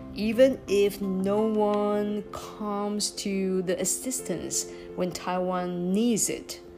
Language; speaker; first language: English; non-native, fluent; Chinese